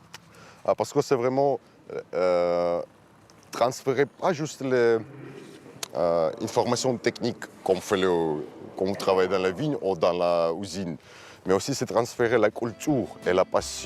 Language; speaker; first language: French; non-native, fluent; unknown